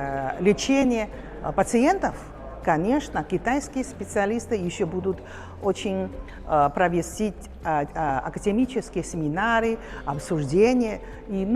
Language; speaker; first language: Russian; non-native, fluent; Chinese